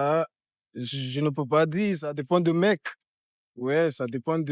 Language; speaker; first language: French; non-native, fluent; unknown